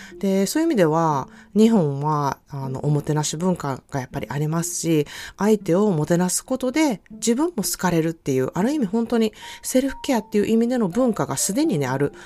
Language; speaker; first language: Japanese; native; Japanese